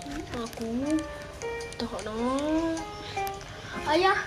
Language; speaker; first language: Indonesian; native; Indonesian